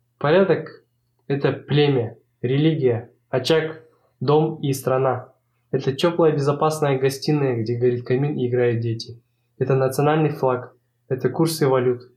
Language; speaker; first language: Russian; non-native, local second language; Kazakh